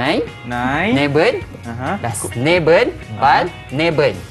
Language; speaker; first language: German; non-native, fluent; Malay